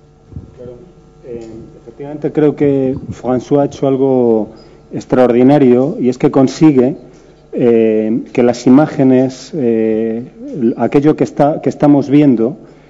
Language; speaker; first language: Spanish; native; Spanish